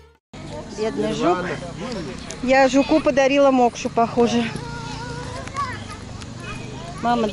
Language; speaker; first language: Russian; native; Russian